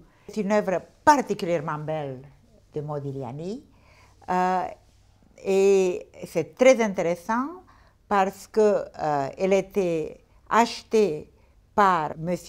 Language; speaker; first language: French; non-native, fluent; Portuguese